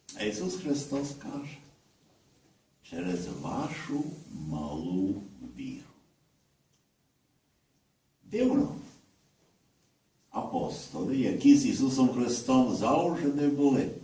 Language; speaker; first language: Ukrainian; early bilingual, heritage; Ukrainian